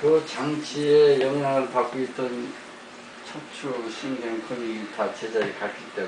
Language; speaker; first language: Korean; native; Korean